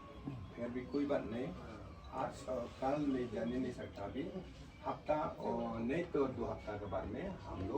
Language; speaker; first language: Hindi; non-native, local second language; Khasi